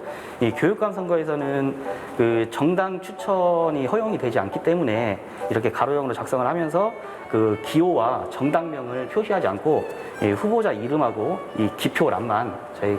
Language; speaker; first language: Korean; native; Korean